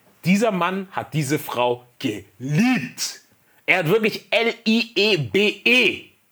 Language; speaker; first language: German; native; German